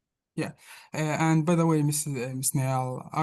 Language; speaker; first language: English; non-native, learner; Arabic